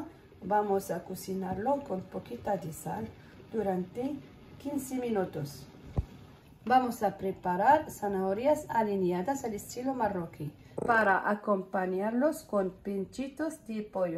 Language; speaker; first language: Spanish; non-native, fluent; Arabic